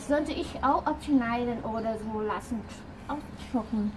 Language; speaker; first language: German; non-native, learner; Vietnamese